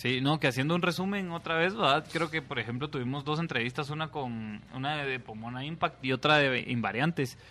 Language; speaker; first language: Spanish; native; Spanish